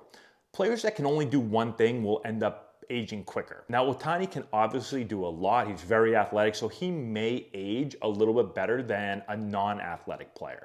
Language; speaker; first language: English; native; English